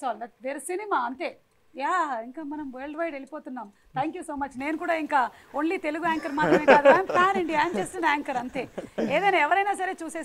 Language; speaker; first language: Telugu; native; Telugu